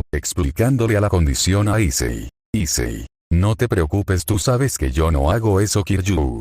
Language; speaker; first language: Spanish; native; Spanish